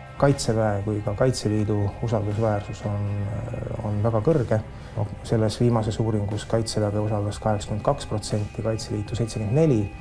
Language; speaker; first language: Estonian; native; Estonian